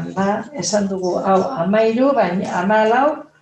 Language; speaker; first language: Basque; non-native, local second language; Spanish